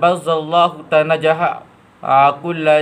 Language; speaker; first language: Arabic; non-native, learner; Malay